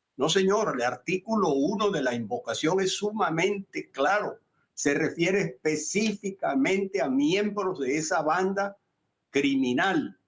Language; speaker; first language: Spanish; native; Spanish